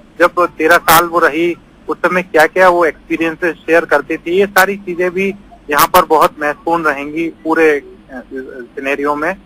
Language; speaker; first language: Hindi; native; Hindi